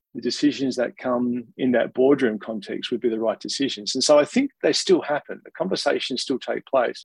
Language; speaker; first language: English; native; English